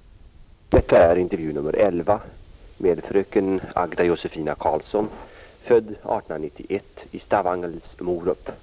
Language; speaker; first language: Swedish; native; Swedish